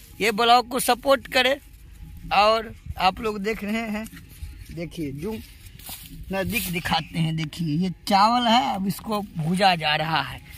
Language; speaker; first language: Hindi; native; Hindi